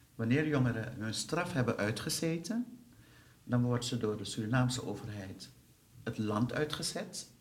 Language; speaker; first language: Dutch; non-native, local second language; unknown